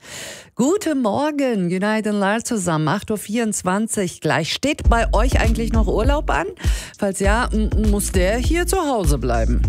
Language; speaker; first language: German; native; German